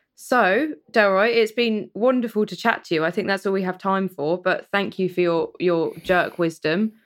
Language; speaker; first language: English; early bilingual, other home language; Persian